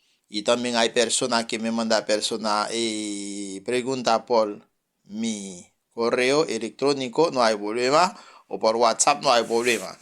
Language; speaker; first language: Spanish; non-native, fluent; French